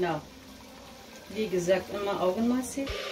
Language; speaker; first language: German; non-native, learner; Kurdish